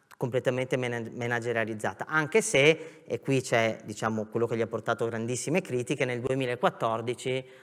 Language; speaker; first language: Italian; native; Italian